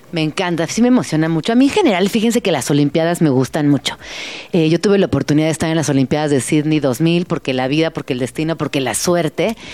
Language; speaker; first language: Spanish; native; Spanish